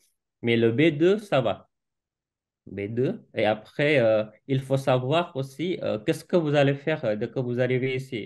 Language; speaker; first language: French; non-native, fluent; Indonesian